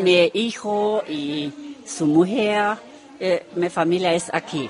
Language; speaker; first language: Spanish; non-native, learner; Romanian